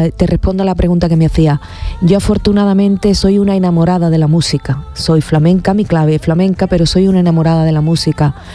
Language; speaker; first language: Spanish; native; Spanish